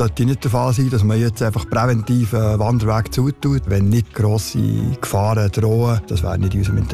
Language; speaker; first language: German; native; German